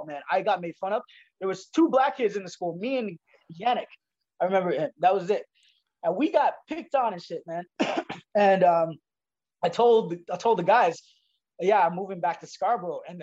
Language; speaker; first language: English; native; English